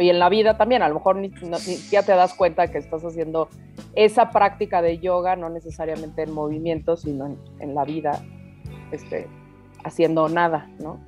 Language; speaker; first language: Spanish; native; Spanish